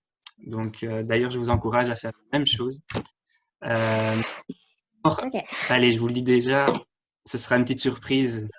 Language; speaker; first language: French; native; French